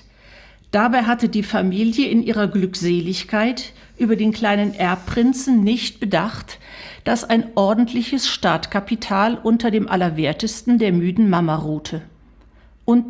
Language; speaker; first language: German; native; German